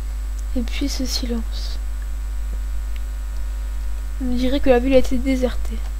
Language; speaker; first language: French; native; French